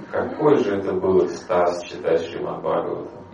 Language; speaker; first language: Russian; native; Russian